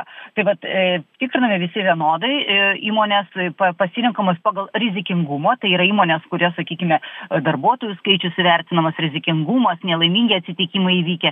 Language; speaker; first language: Lithuanian; native; Lithuanian